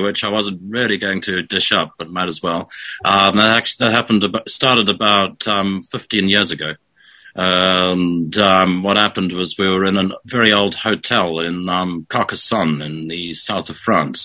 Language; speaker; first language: English; native; English